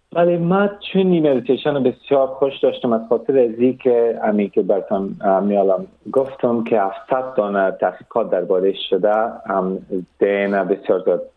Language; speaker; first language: Persian; early bilingual, heritage; Persian